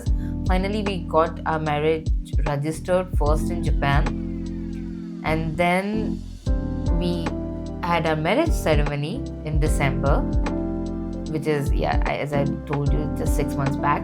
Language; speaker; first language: English; non-native, local second language; Hindi